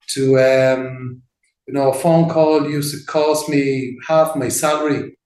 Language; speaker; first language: English; native; English